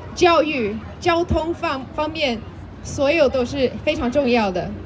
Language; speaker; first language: Chinese; early bilingual, heritage; Chinese